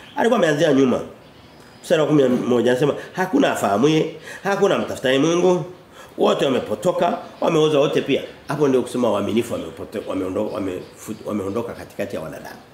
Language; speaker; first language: Swahili; native; Swahili